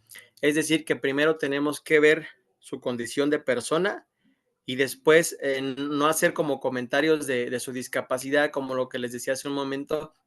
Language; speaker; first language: Spanish; native; Spanish